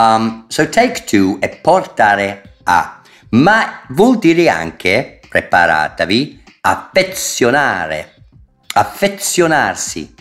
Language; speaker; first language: Italian; non-native, fluent; English